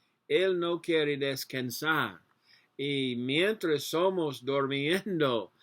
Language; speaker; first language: Spanish; non-native, learner; English